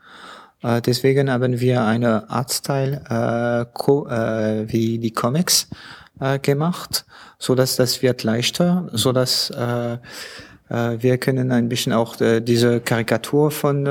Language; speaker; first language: German; non-native, learner; French